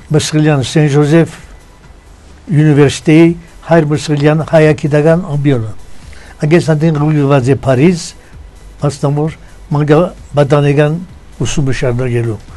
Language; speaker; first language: Armenian; early bilingual, heritage; Armenian